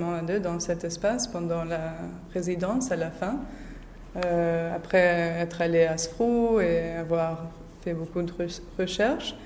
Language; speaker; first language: French; non-native, fluent; Spanish